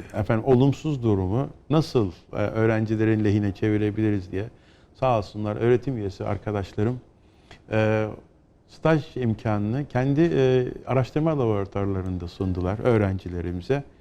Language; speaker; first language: Turkish; native; Turkish